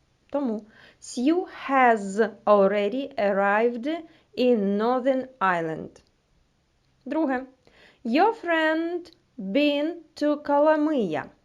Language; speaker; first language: English; non-native, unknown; Ukrainian